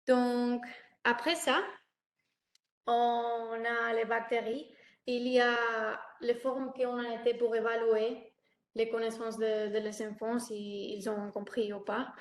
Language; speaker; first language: French; non-native, learner; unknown